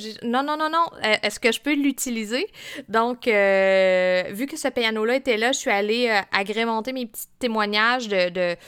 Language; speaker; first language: French; native; French